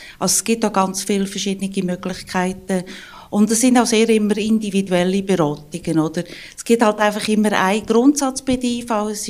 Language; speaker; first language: German; native; German